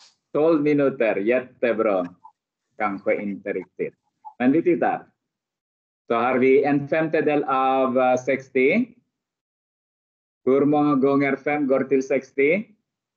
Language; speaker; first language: Swedish; non-native, fluent; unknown